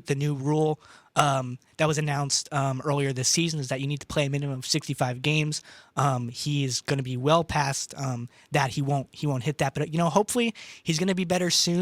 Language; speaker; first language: English; native; English